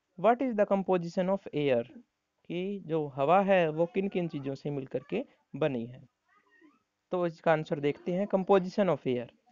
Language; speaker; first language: Hindi; native; Hindi